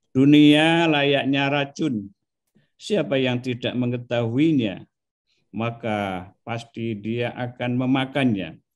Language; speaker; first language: Indonesian; non-native, local second language; Javanese